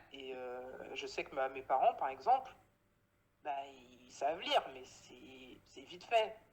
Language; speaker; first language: French; native; French